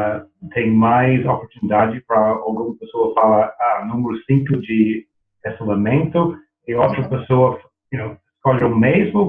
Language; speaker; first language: Portuguese; non-native, learner; English